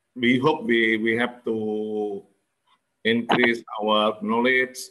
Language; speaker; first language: English; non-native, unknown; Indonesian